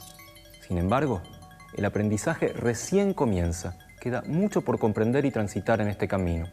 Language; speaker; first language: Spanish; native; Spanish